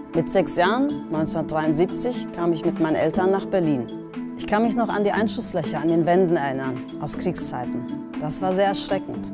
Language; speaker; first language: German; early bilingual, other home language; Turkish